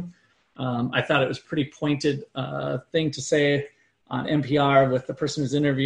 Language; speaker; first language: English; native; English